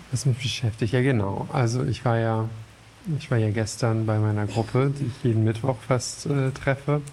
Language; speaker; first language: German; non-native, fluent; French